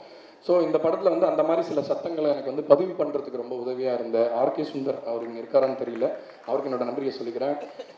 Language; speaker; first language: Tamil; native; Tamil